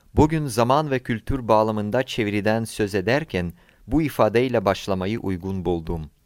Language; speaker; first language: Turkish; non-native, fluent; Ukrainian